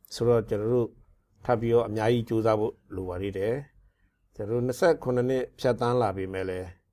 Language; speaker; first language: Burmese; non-native, local second language; Shan